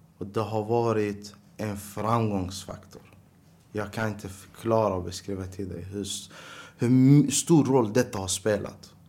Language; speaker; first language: Swedish; early bilingual, other home language; Arabic